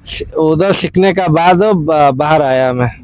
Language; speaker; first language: Hindi; non-native, local second language; Odia